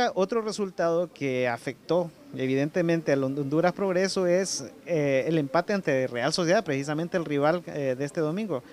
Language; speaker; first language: Spanish; native; Spanish